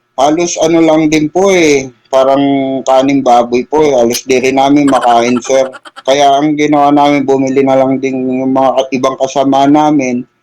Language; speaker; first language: Filipino; native; Filipino